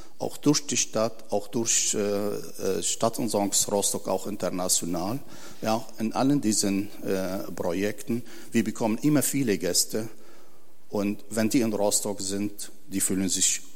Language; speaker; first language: German; non-native, fluent; Arabic